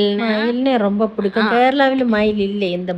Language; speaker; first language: Tamil; non-native, learner; Malayalam